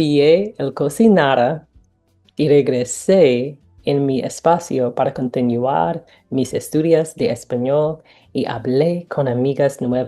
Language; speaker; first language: Spanish; non-native, learner; English